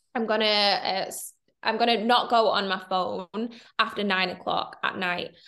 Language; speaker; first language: English; native; English